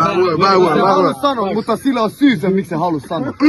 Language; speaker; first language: Finnish; non-native, learner; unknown